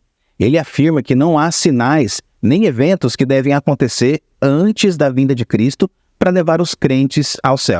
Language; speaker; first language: Portuguese; native; Portuguese